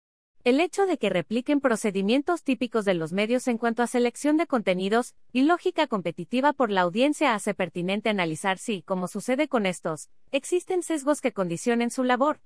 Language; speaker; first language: Spanish; native; Spanish